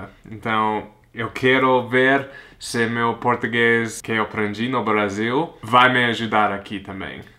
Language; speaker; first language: Portuguese; non-native, fluent; English